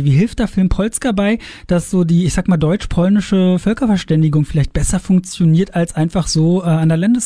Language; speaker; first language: German; native; German